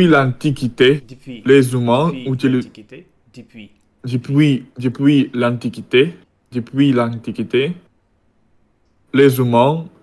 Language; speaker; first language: French; non-native, learner; Russian